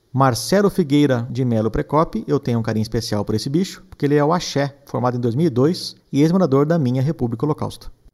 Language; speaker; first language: Portuguese; native; Portuguese